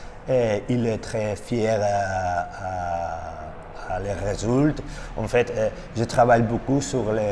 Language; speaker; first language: French; non-native, learner; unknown